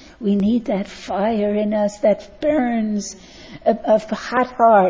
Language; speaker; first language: English; native; English